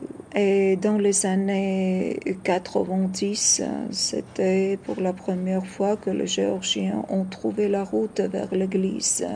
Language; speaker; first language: French; non-native, fluent; Georgian